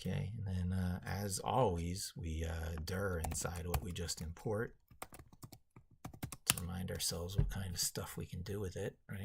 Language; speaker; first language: English; native; English